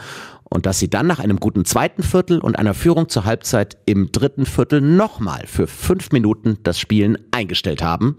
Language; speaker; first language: German; native; German